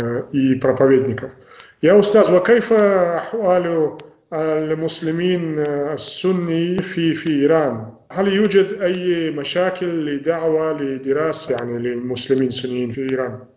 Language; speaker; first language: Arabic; non-native, fluent; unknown